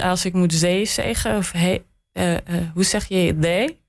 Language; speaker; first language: Dutch; non-native, learner; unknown